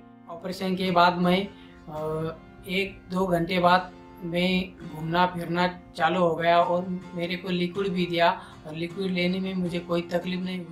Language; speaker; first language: Hindi; non-native, local second language; Marathi